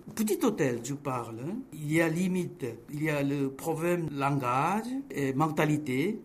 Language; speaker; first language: French; non-native, fluent; Korean